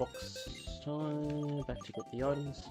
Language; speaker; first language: English; native; English